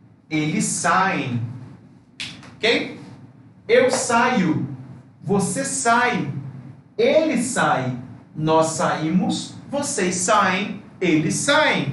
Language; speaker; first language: Portuguese; non-native, fluent; Spanish